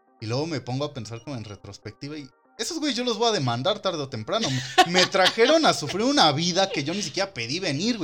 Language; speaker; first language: Spanish; native; Spanish